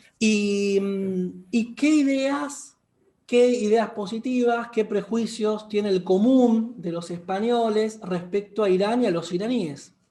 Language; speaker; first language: Spanish; native; Spanish